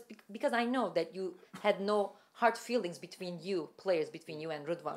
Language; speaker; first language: English; non-native, fluent; Turkish